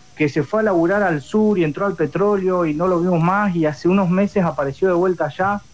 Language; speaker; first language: Spanish; native; Spanish